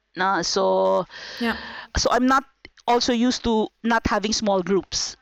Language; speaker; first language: English; non-native, local second language; Filipino